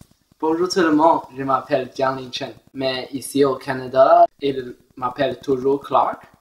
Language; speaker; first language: French; non-native, learner; Chinese